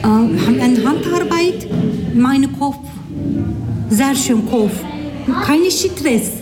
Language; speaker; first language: German; non-native, learner; Turkish